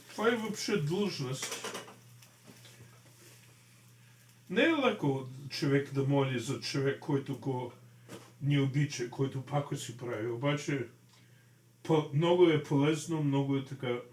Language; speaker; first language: Bulgarian; non-native, fluent; English